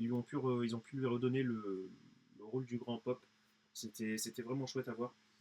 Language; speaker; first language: French; native; French